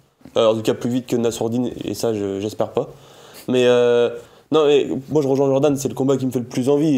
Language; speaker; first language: French; native; French